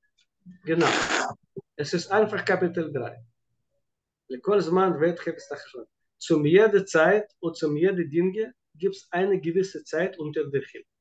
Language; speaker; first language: German; non-native, fluent; Russian